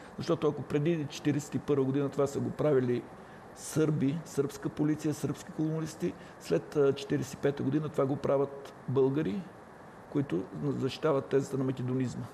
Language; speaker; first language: Bulgarian; native; Bulgarian